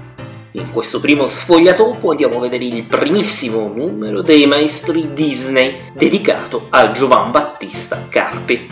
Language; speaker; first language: Italian; native; Italian